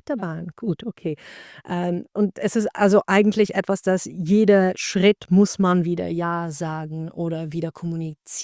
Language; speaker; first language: German; non-native, learner; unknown